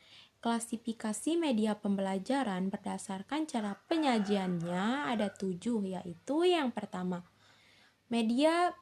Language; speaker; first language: Indonesian; native; Indonesian